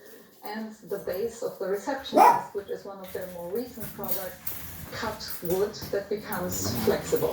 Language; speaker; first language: English; non-native, fluent; Italian